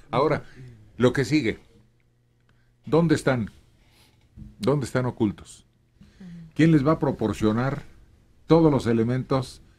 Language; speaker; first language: Spanish; native; Spanish